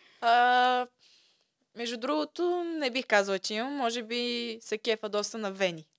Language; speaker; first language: Bulgarian; early bilingual, other home language; Russian